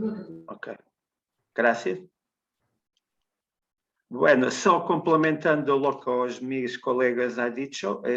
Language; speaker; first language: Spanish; non-native, learner; Portuguese